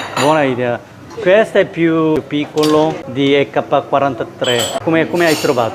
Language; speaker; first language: Italian; non-native, learner; Korean